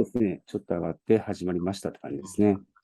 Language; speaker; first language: Japanese; native; Japanese